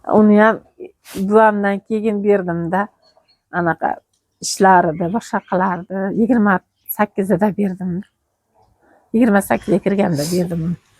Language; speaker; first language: Uzbek; native; Uzbek